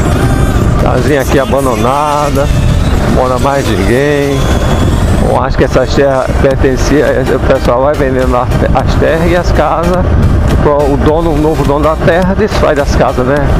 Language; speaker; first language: Portuguese; native; Portuguese